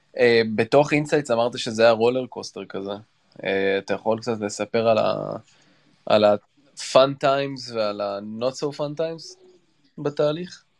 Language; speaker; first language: Hebrew; native; Hebrew